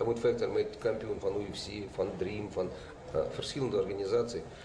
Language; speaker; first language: Dutch; non-native, learner; Russian